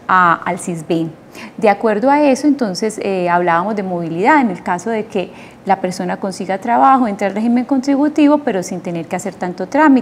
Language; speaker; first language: Spanish; native; Spanish